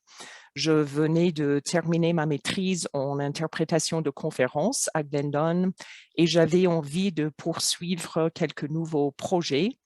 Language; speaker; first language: French; non-native, fluent; English